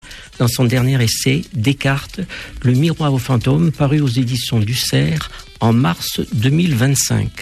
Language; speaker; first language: French; native; French